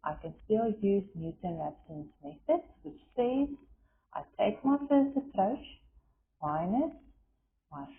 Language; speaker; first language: English; non-native, local second language; Afrikaans